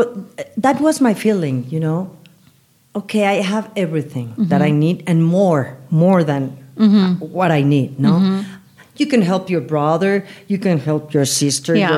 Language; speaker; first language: English; non-native, learner; Spanish